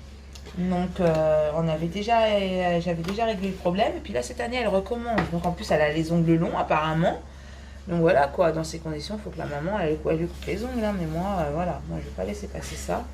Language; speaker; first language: French; native; French